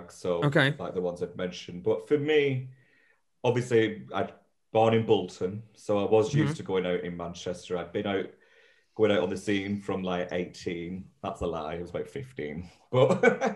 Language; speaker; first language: English; native; English